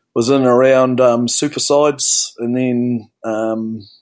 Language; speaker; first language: English; native; English